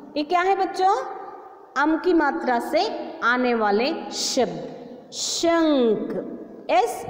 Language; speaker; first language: Hindi; non-native, local second language; Kannada